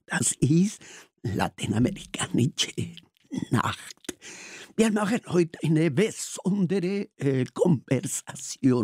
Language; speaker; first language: German; non-native, learner; Spanish